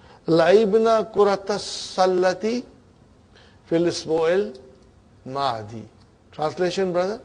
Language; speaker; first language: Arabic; non-native, fluent; English